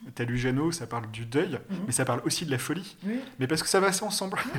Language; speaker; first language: French; native; French